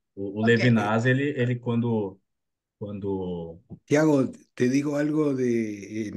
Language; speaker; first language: Spanish; non-native, learner; Portuguese